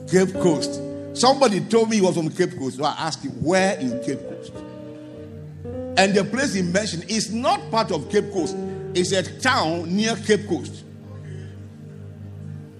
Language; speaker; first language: English; non-native, local second language; Akan